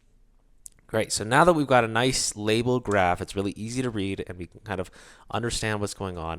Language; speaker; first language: English; native; English